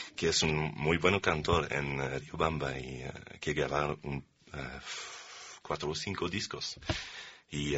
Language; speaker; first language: Spanish; non-native, fluent; French